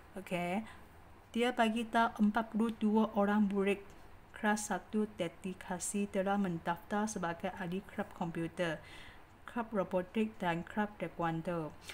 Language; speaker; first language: Malay; non-native, local second language; Chinese